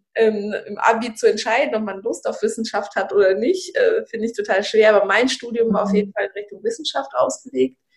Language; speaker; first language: German; early bilingual, other home language; Russian